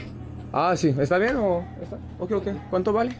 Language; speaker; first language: Spanish; non-native, learner; French